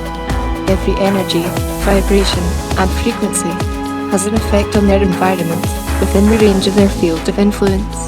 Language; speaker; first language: English; native; English